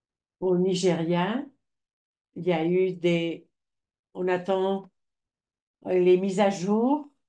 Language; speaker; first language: French; non-native, fluent; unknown